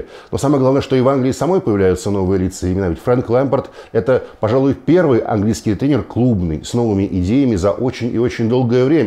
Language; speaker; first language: Russian; native; Russian